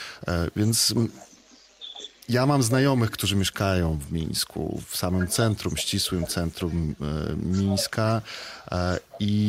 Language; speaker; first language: Polish; non-native, fluent; Belarusian